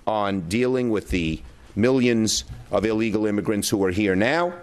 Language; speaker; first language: English; native; English